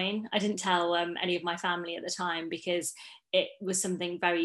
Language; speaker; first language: English; native; English